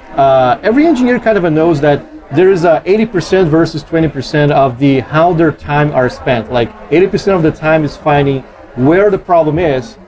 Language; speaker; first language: English; non-native, fluent; Portuguese